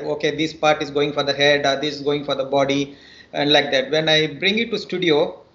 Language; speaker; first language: English; non-native, local second language; Tamil